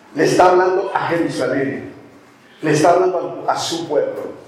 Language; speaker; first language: Spanish; native; Spanish